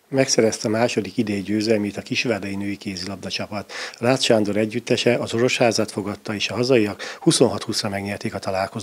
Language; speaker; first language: Hungarian; native; Hungarian